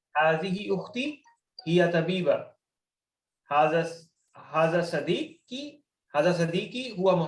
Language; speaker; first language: Arabic; non-native, learner; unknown